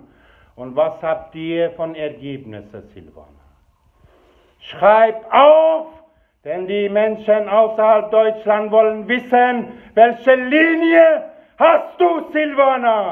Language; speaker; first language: German; non-native, fluent; Persian